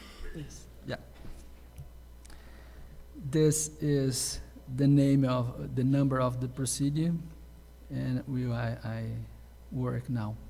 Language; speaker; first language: English; non-native, learner; Portuguese